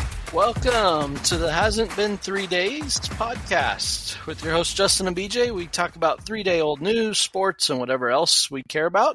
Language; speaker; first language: English; native; English